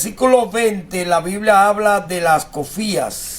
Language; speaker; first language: Spanish; native; Spanish